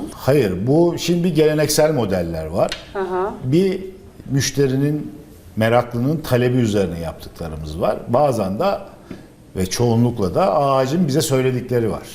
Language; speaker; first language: Turkish; native; Turkish